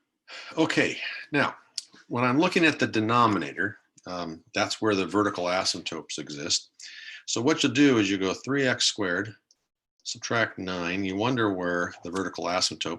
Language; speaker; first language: English; native; English